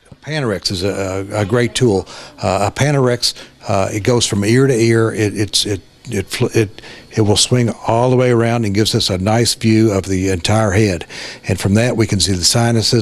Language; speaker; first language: English; native; English